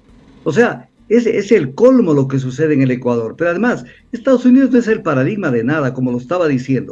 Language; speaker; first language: Spanish; native; Spanish